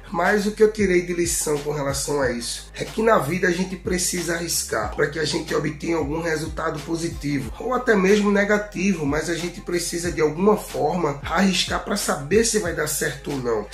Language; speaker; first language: Portuguese; native; Portuguese